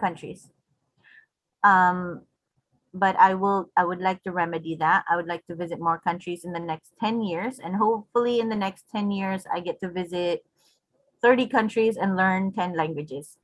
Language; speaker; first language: English; non-native, local second language; Filipino